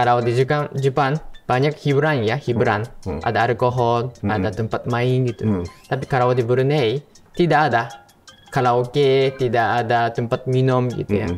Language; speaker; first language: Indonesian; non-native, fluent; Japanese